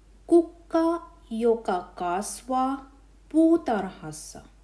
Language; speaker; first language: Finnish; non-native, fluent; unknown